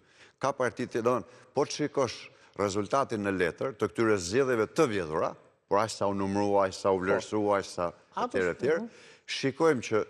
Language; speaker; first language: Albanian; native; Albanian